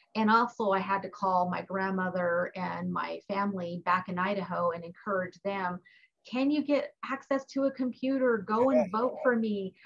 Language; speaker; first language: English; native; English